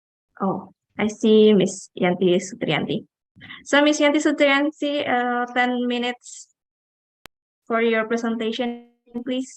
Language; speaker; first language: English; non-native, fluent; Indonesian